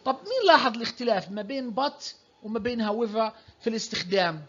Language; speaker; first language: Arabic; native; Arabic